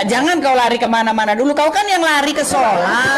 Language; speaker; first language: Indonesian; native; Indonesian